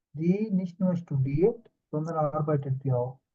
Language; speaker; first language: German; non-native, learner; Urdu